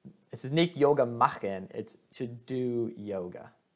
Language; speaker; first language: German; non-native, fluent; English